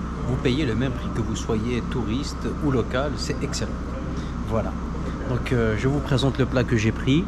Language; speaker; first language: French; native; French